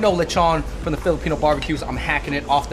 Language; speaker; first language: English; native; English